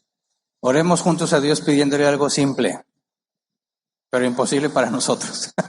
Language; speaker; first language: Spanish; native; Spanish